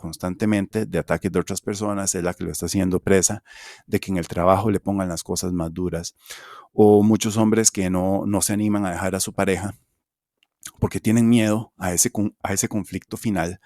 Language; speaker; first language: Spanish; native; Spanish